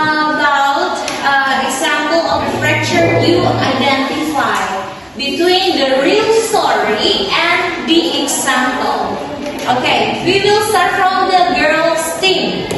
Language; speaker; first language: English; non-native, fluent; Indonesian